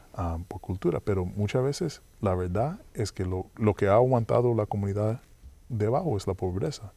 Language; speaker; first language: Spanish; early bilingual, heritage; Spanish